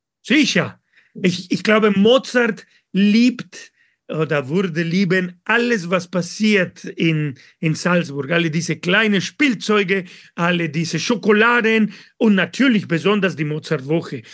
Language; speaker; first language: German; non-native, learner; Spanish